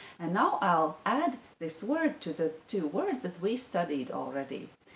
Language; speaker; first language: English; non-native, fluent; Latvian